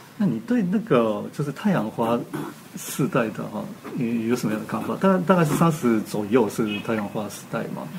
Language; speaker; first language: Chinese; non-native, fluent; Japanese